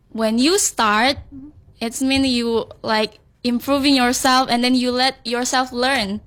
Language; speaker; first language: English; non-native, learner; Indonesian